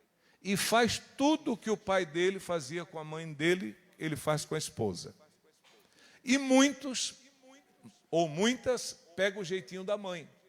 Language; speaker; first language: Portuguese; native; Portuguese